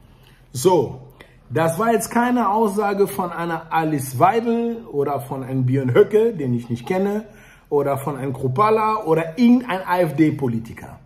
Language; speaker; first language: German; early bilingual, other home language; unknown